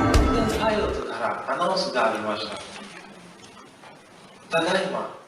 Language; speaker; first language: Japanese; non-native, learner; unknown